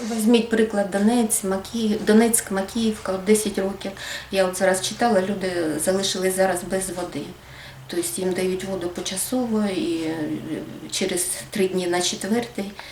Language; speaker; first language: Ukrainian; native; Ukrainian